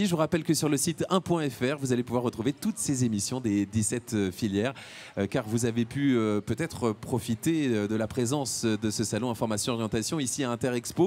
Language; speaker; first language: French; native; French